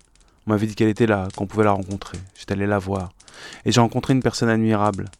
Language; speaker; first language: French; native; French